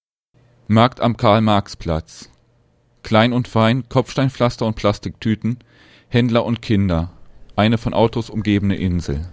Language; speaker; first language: German; native; German